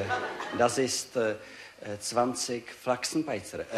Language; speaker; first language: German; non-native, learner; Czech